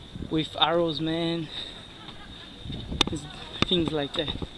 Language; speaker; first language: English; non-native, learner; Portuguese